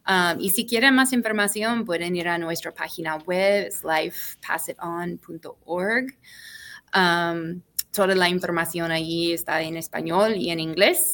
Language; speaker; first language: Spanish; non-native, fluent; English